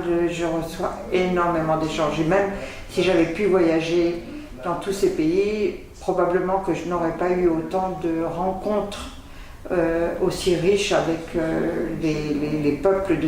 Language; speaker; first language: French; native; French